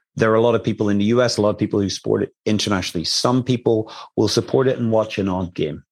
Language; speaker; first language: English; native; English